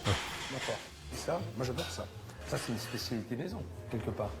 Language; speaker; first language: French; native; French